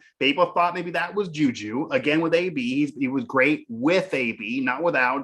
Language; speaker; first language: English; native; English